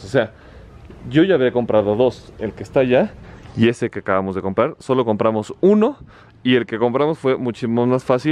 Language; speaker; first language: Spanish; native; Spanish